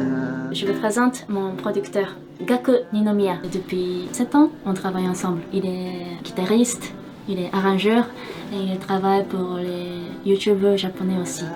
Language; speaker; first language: French; non-native, fluent; Japanese